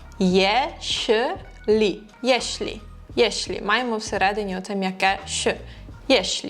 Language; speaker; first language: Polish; non-native, fluent; Ukrainian